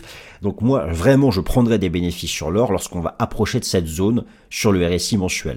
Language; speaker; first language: French; native; French